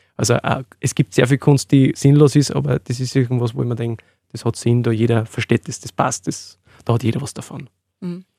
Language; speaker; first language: German; native; German